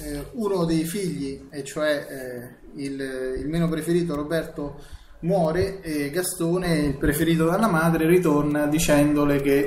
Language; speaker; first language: Italian; native; Italian